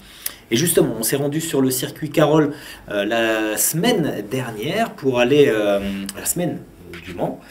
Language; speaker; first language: French; native; French